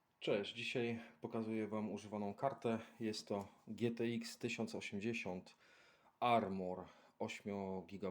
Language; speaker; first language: Polish; native; Polish